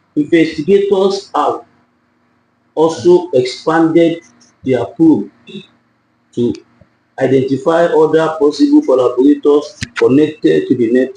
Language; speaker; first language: English; non-native, local second language; Yoruba